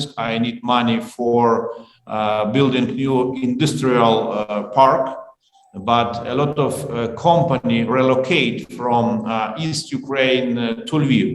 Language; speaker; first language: English; non-native, learner; Ukrainian